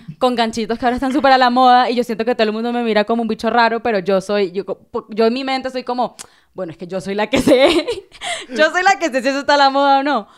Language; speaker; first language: Spanish; native; Spanish